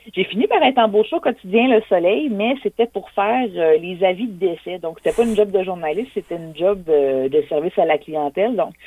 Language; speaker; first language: French; native; French